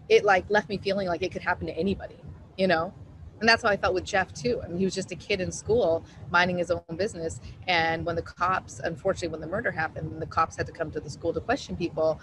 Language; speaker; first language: English; native; English